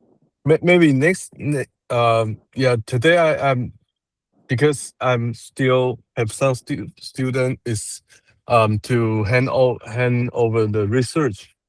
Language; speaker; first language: English; non-native, learner; Chinese